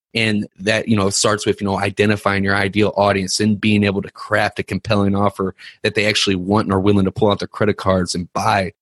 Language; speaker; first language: English; native; English